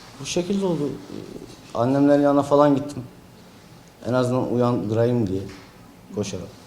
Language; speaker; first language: Turkish; native; Turkish